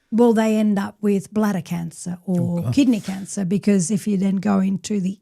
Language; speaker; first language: English; native; English